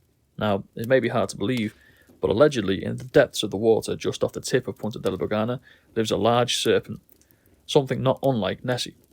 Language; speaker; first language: English; native; English